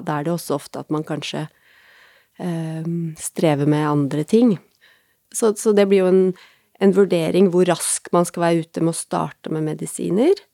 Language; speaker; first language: Norwegian; native; Norwegian